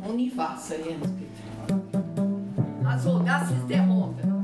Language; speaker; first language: German; non-native, fluent; Portuguese